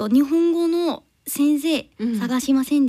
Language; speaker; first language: Japanese; non-native, learner; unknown